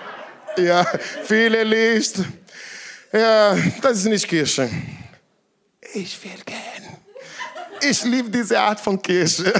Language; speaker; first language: German; non-native, learner; Portuguese